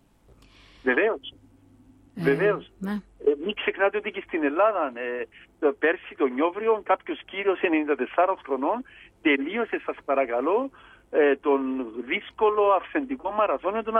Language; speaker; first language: Greek; native; Greek